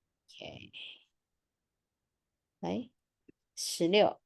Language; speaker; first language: Chinese; non-native, fluent; Indonesian